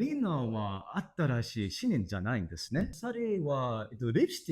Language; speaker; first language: Japanese; non-native, learner; English